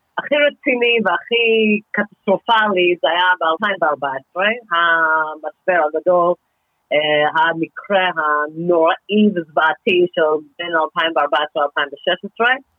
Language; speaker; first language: Hebrew; non-native, fluent; English